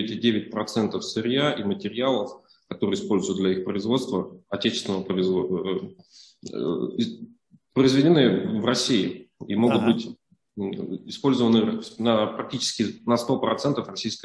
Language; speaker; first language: Russian; native; Russian